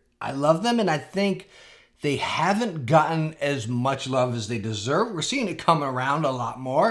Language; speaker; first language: English; native; English